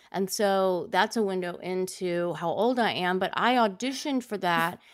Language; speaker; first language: English; native; English